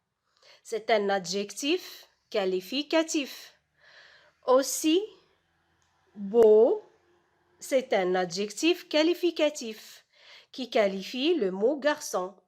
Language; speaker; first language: French; non-native, local second language; Arabic